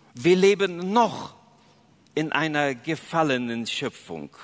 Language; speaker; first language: German; early bilingual, other home language; Russian